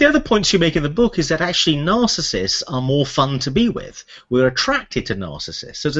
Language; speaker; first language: English; native; English